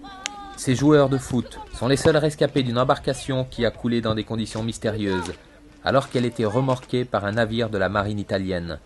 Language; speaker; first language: French; native; French